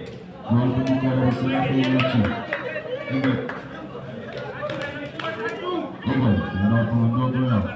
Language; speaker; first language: Malay; native; Malay